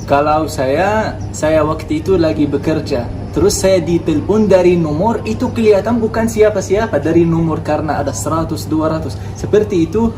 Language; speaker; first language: Indonesian; non-native, fluent; Arabic